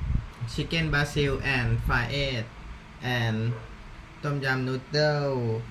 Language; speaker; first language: English; non-native, learner; Thai